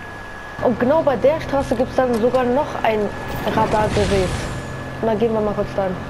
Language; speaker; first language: German; native; German